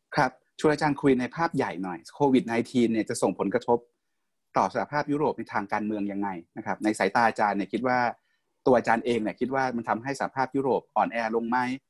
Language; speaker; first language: Thai; native; Thai